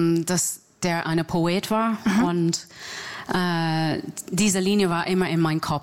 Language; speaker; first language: German; non-native, learner; English